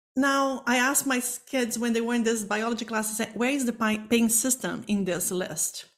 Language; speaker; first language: English; non-native, fluent; Portuguese